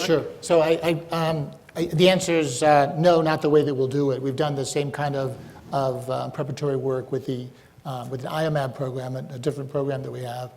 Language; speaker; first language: English; native; English